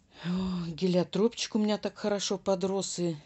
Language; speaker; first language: Russian; native; Russian